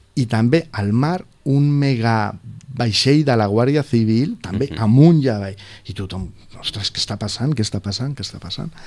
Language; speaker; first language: Catalan; non-native, local second language; Spanish